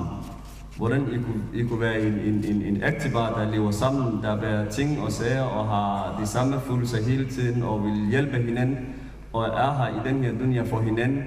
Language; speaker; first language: Danish; non-native, fluent; Somali